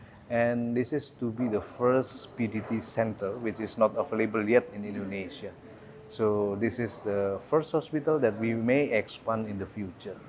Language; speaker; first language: English; non-native, fluent; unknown